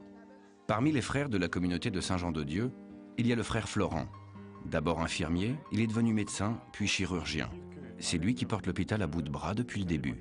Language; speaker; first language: French; native; French